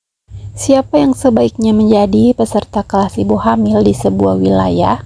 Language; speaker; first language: Indonesian; native; Indonesian